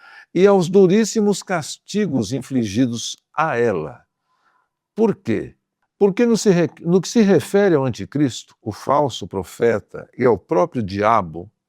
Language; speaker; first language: Portuguese; native; Portuguese